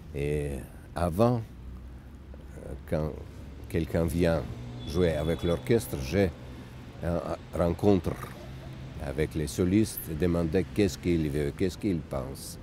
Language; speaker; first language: French; non-native, learner; Russian